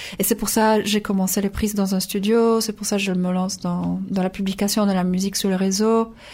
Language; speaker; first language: French; non-native, fluent; Polish